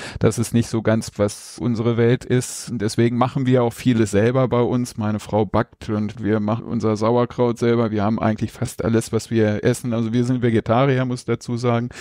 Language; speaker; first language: German; native; German